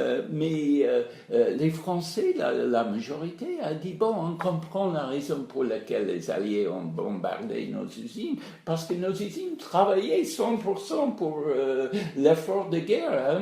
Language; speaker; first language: French; non-native, fluent; English